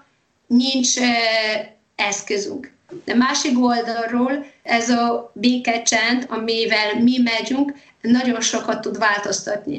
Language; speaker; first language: Hungarian; non-native, fluent; Polish